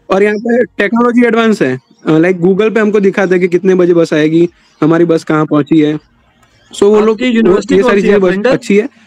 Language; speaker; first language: Hindi; non-native, local second language; Gujarati